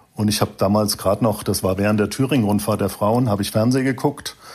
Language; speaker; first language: German; native; German